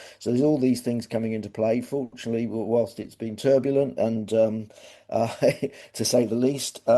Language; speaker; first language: English; native; English